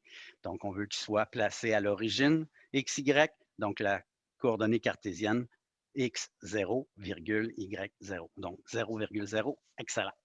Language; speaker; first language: French; native; French